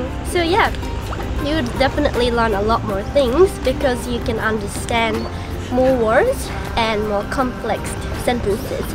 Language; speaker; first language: English; non-native, fluent; Japanese